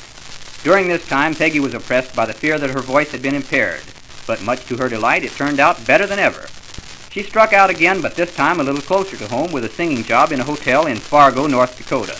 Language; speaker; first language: English; native; English